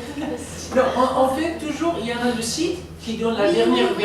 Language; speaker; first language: French; non-native, learner; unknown